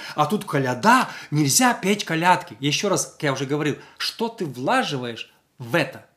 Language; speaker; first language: Russian; non-native, local second language; Ukrainian